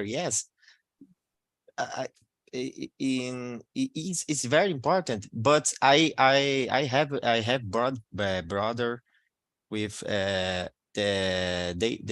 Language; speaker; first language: English; non-native, learner; Portuguese